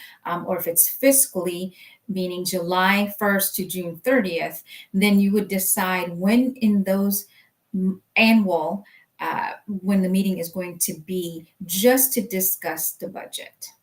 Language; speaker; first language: English; native; English